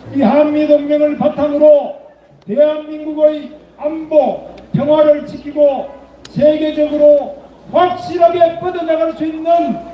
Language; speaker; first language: Korean; native; Korean